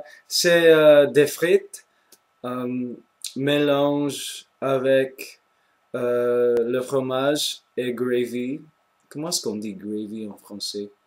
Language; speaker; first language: French; non-native, local second language; English